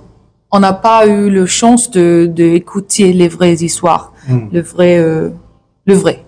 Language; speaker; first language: French; non-native, learner; English